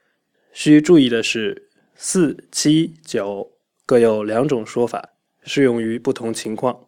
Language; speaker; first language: Chinese; native; Chinese